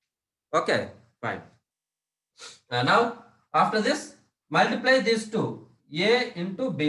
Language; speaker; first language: English; non-native, local second language; Telugu